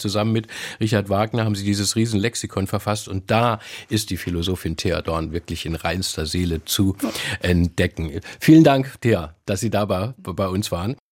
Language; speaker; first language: German; native; German